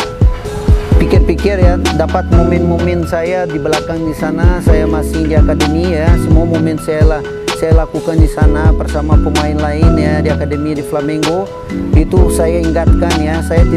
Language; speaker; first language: Indonesian; non-native, fluent; Portuguese